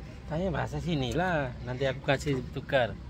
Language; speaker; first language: Indonesian; non-native, learner; Nepali